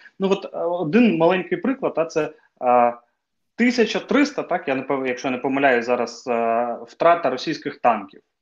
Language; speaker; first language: Ukrainian; native; Ukrainian